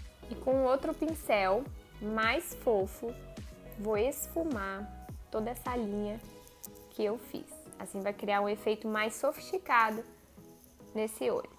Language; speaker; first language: Portuguese; native; Portuguese